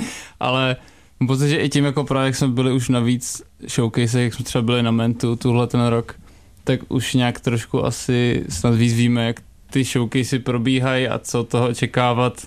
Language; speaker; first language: Czech; native; Czech